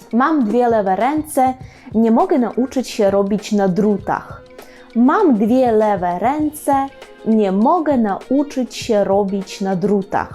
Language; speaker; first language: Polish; non-native, fluent; Ukrainian